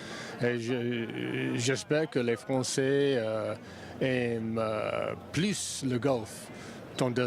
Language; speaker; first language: French; non-native, learner; English